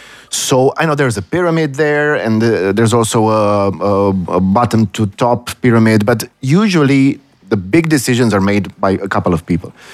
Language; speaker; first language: English; non-native, fluent; Romanian